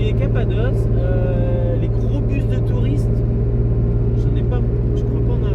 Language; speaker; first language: French; native; French